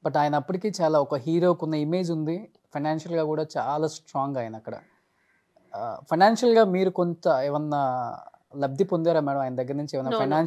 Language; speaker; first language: Telugu; native; Telugu